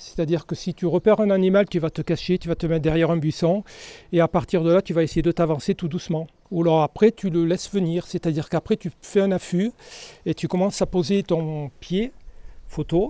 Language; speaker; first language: French; native; French